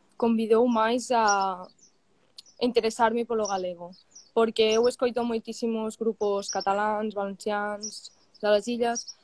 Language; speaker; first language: Galician; non-native, learner; Catalan